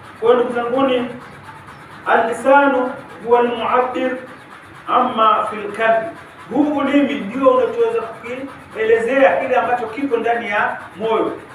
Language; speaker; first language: Swahili; native; Swahili